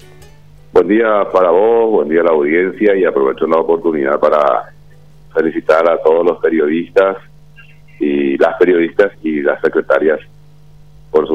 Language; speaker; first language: Spanish; native; Spanish